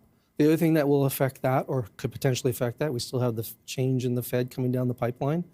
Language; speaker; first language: English; native; English